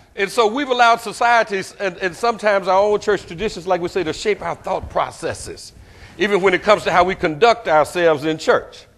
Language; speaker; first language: English; native; English